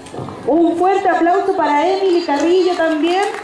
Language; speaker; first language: Spanish; native; Spanish